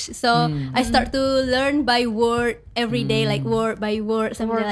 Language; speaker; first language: English; non-native, learner; Indonesian